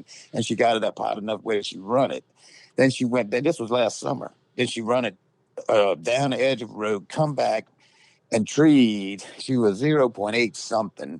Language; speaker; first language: English; native; English